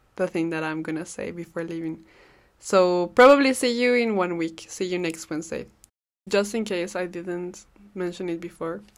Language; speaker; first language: English; non-native, fluent; Spanish